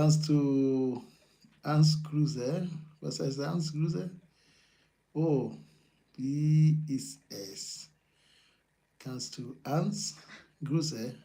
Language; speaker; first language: German; non-native, learner; Yoruba